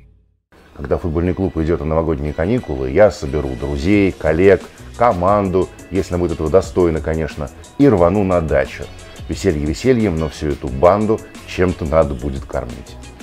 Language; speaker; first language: Russian; native; Russian